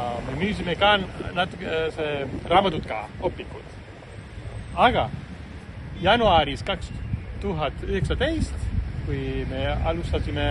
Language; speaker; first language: Estonian; non-native, fluent; Spanish